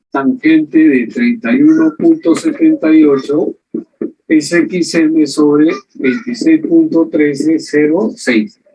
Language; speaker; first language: Spanish; native; Spanish